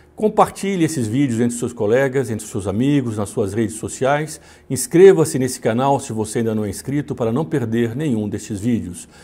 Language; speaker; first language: Portuguese; native; Portuguese